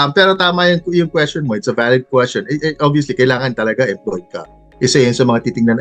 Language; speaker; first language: Filipino; native; Filipino